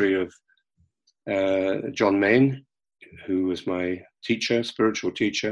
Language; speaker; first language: English; native; English